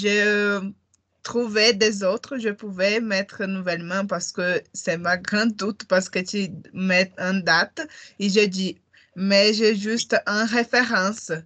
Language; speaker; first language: French; non-native, learner; Portuguese